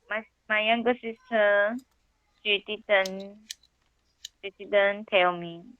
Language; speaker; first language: English; non-native, learner; Chinese